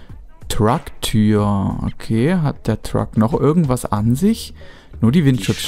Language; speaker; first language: German; native; German